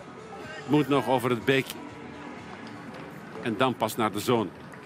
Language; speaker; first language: Dutch; native; Dutch